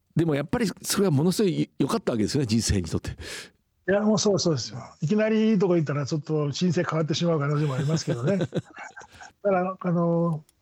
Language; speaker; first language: Japanese; non-native, fluent; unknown